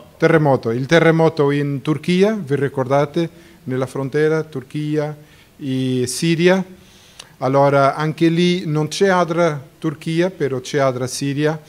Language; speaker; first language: Italian; non-native, fluent; Portuguese